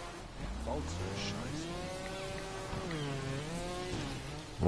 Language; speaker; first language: German; native; German